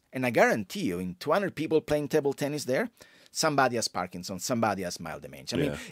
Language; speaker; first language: English; non-native, fluent; Italian